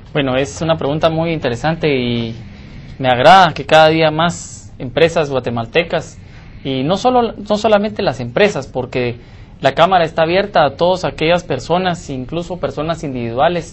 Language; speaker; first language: Spanish; native; Spanish